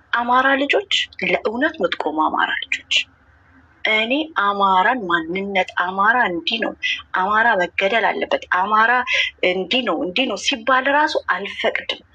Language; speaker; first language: Amharic; non-native, local second language; Oromo